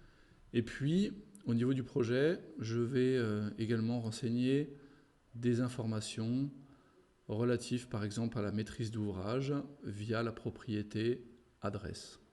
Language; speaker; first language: French; native; French